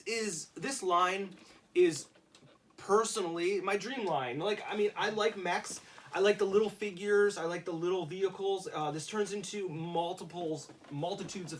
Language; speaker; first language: English; native; English